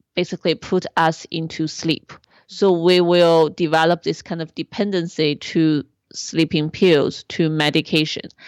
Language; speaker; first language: English; non-native, fluent; Chinese